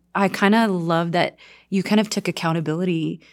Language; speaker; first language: English; non-native, fluent; Korean